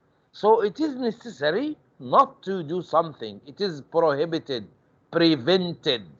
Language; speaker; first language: English; non-native, fluent; Arabic